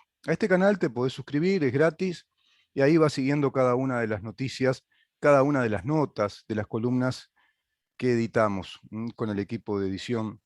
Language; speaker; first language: Spanish; native; Spanish